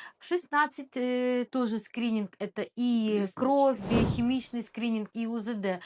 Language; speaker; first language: Ukrainian; non-native, local second language; Russian